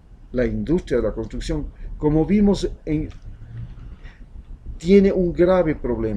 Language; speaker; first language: Spanish; native; Spanish